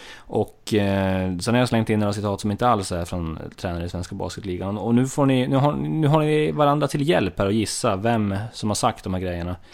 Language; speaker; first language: Swedish; native; Swedish